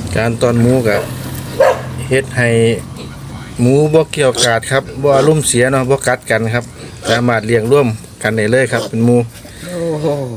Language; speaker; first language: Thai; non-native, local second language; Northeastern Thai